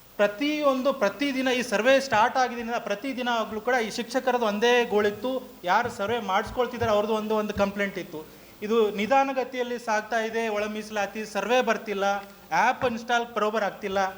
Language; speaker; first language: Kannada; non-native, local second language; Lambadi